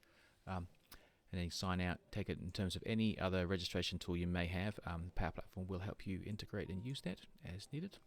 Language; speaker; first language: English; native; English